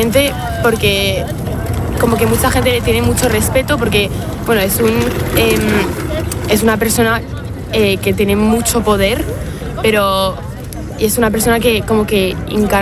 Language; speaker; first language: Spanish; non-native, fluent; French